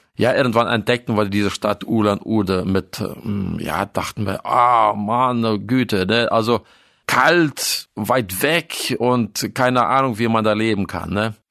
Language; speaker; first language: German; early bilingual, other home language; Russian